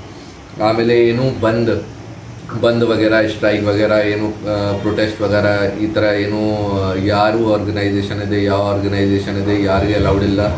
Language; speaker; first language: Kannada; non-native, fluent; Hindi